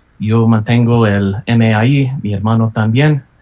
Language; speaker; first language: Spanish; non-native, fluent; English